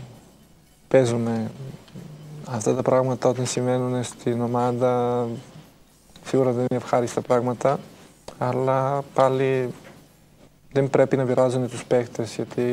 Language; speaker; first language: Greek; non-native, fluent; Serbian